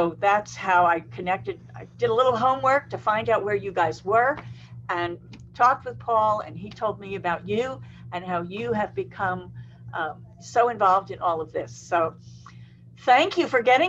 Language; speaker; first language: English; native; English